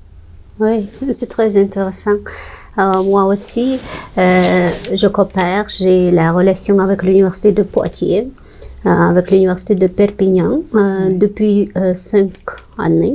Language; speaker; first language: French; non-native, fluent; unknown